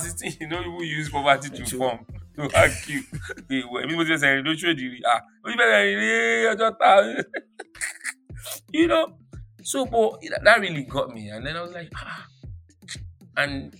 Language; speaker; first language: English; non-native, local second language; Yoruba